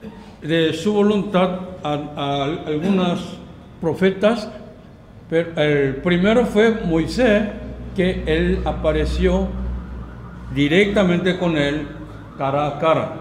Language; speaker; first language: Spanish; non-native, learner; Korean